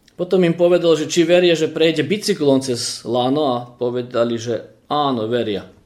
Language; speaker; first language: Slovak; early bilingual, heritage; Slovak